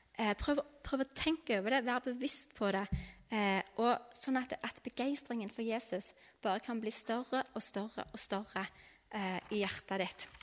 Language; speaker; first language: Norwegian; native; Norwegian